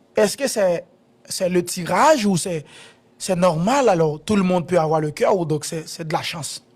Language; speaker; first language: French; non-native, local second language; Haitian Creole